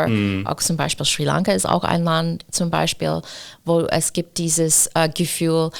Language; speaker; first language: German; non-native, fluent; English